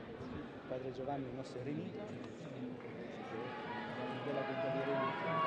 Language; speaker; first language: Italian; native; Italian